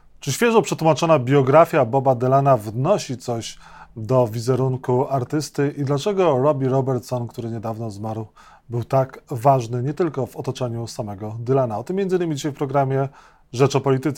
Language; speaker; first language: Polish; native; Polish